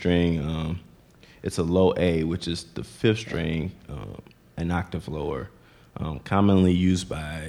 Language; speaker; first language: English; native; English